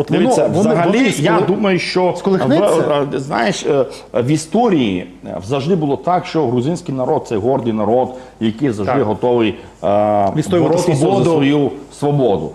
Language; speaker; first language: Ukrainian; non-native, fluent; Georgian